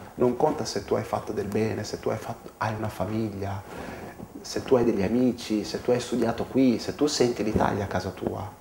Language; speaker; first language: Italian; early bilingual, other home language; Portuguese